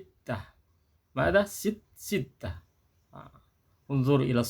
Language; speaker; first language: Arabic; non-native, fluent; Indonesian